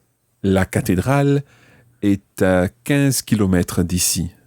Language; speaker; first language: French; non-native, fluent; English